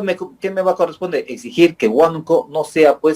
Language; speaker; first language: Spanish; native; Spanish